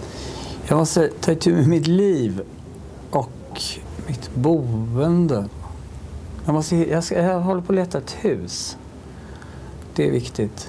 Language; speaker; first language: Swedish; native; Swedish